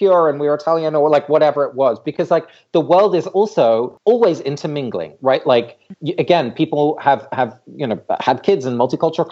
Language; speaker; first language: English; native; English